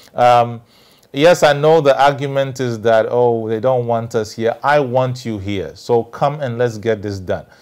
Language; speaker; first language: English; non-native, local second language; Ewe